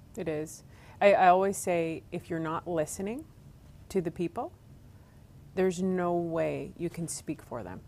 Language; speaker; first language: English; native; English